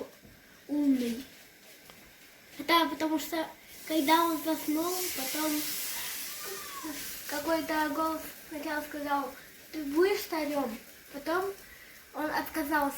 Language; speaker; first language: Russian; early bilingual, other home language; Tajik